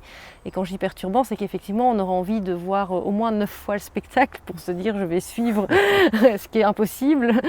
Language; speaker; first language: French; native; French